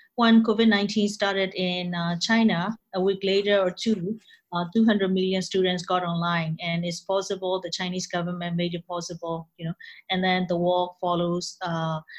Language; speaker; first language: English; non-native, fluent; Burmese